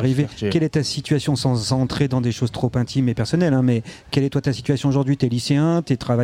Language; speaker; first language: French; native; French